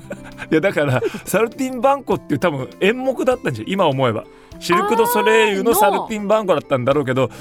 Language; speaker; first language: Japanese; native; Japanese